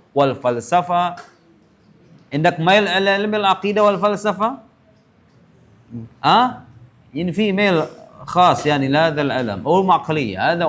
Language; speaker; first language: Arabic; non-native, fluent; Indonesian